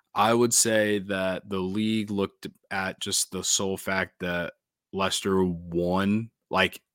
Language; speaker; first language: English; native; English